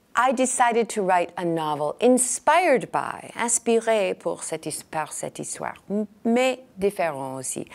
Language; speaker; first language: French; non-native, learner; English